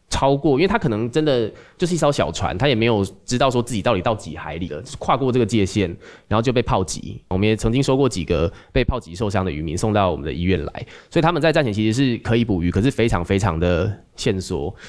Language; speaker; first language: Chinese; native; Chinese